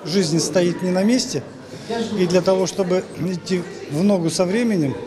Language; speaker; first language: Russian; native; Russian